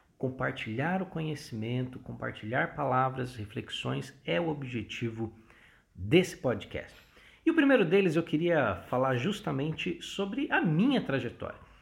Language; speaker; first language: Portuguese; native; Portuguese